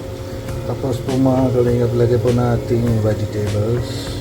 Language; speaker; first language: Filipino; non-native, local second language; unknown